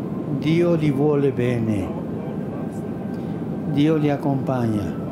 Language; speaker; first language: Italian; non-native, fluent; Spanish